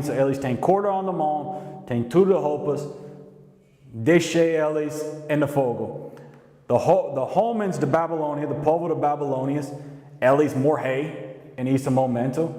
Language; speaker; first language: Portuguese; non-native, learner; English